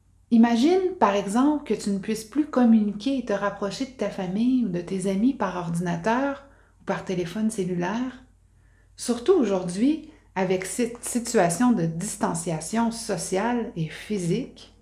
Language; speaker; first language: French; native; French